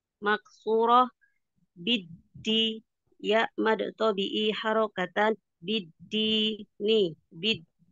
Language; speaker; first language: Arabic; non-native, learner; Indonesian